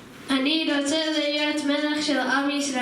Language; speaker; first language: Hebrew; non-native, learner; English